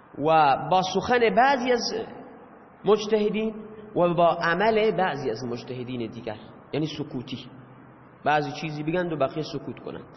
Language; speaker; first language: Persian; non-native, local second language; Baluchi